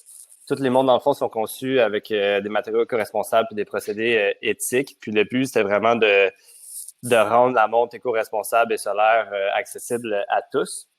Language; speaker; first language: French; native; French